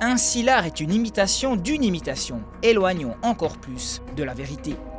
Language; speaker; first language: French; native; French